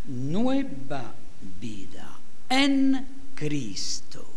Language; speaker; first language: Spanish; non-native, fluent; French